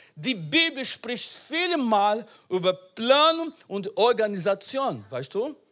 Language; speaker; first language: German; non-native, learner; Portuguese